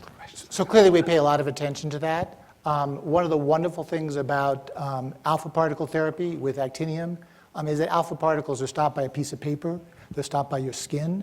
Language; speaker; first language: English; native; English